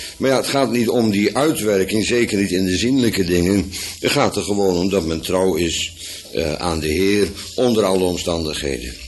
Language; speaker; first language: Dutch; native; Dutch